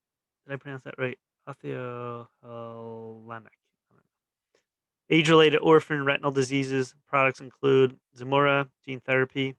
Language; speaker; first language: English; native; English